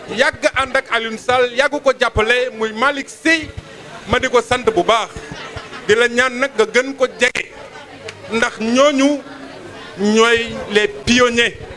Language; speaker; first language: Wolof; native; Wolof